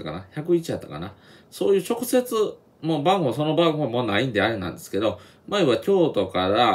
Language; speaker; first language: Japanese; native; Japanese